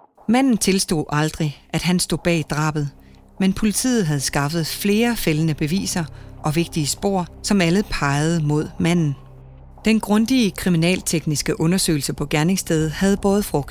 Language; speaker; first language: Danish; native; Danish